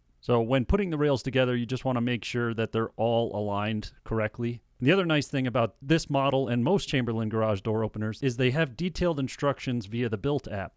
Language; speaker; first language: English; native; English